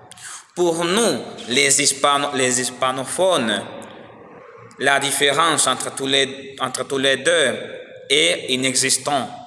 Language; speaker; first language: French; non-native, learner; Spanish